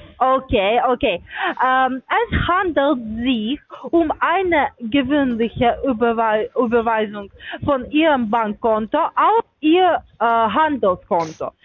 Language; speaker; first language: German; non-native, learner; Russian